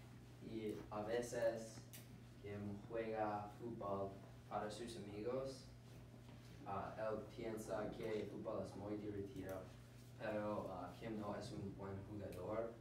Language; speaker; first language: Spanish; non-native, learner; English